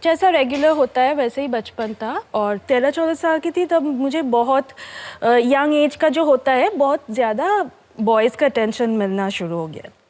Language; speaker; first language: Hindi; non-native, local second language; Bangla